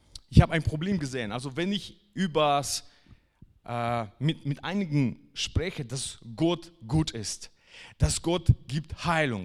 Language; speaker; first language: German; non-native, fluent; Russian